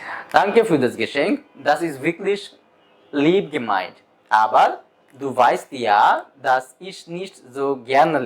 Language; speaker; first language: German; non-native, fluent; Bangla